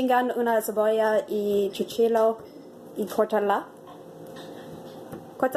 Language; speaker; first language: Spanish; non-native, learner; English